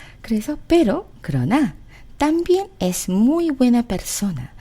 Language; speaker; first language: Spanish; non-native, fluent; Korean